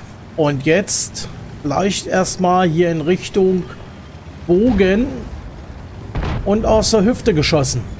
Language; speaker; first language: German; native; German